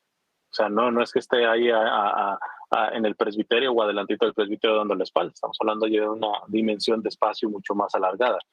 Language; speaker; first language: Spanish; native; Spanish